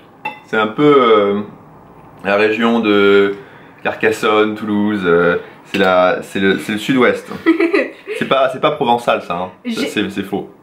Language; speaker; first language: French; native; French